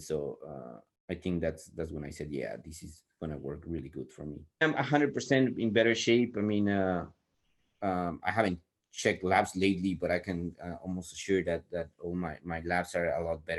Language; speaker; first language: English; non-native, fluent; Spanish